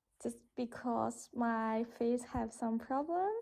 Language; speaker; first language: English; non-native, learner; Chinese